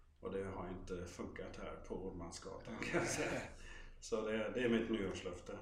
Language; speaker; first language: Swedish; non-native, fluent; German